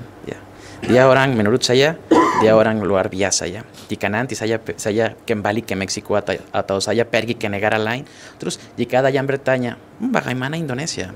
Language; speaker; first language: Indonesian; non-native, fluent; Spanish